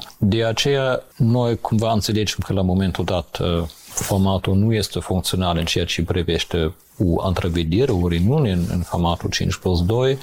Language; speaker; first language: Romanian; non-native, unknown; German